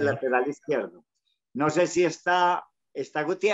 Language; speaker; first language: Spanish; native; Spanish